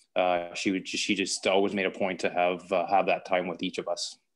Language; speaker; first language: English; native; English